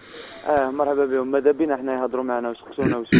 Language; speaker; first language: Arabic; native; Arabic